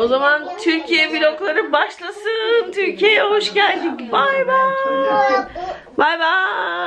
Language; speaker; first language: Turkish; native; Turkish